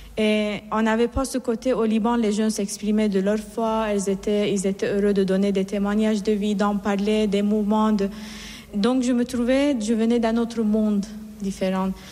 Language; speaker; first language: French; non-native, fluent; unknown